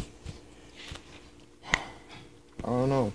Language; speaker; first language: English; native; English